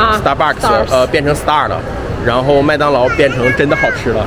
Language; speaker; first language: Chinese; native; Chinese